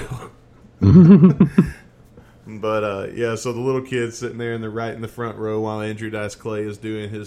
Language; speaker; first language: English; native; English